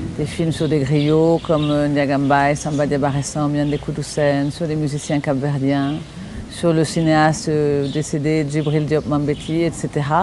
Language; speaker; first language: French; native; French